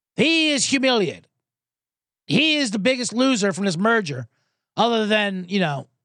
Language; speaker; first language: English; native; English